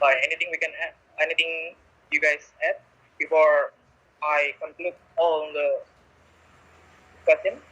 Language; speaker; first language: English; non-native, learner; Indonesian